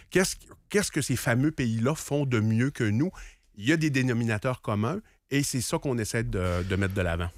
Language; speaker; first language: French; native; French